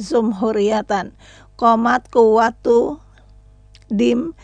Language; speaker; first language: Arabic; non-native, fluent; Indonesian